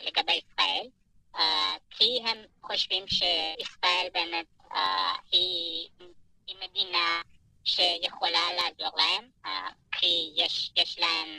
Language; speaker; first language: Hebrew; non-native, fluent; Persian